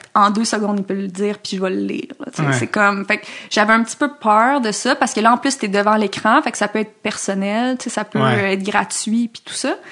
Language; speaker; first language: French; native; French